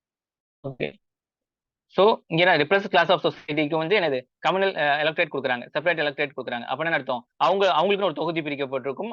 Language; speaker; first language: Tamil; native; Tamil